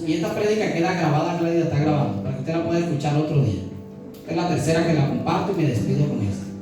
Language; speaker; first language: Spanish; native; Spanish